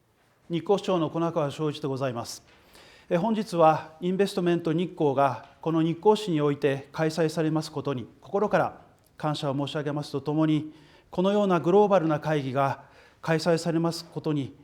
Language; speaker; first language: Japanese; native; Japanese